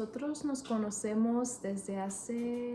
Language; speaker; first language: Spanish; early bilingual, heritage; Spanish